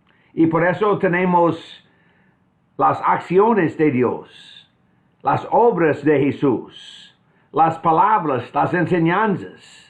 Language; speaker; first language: Spanish; non-native, fluent; English